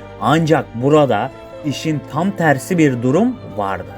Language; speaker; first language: Turkish; native; Turkish